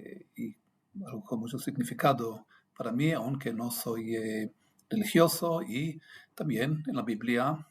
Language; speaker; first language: Spanish; non-native, fluent; Hebrew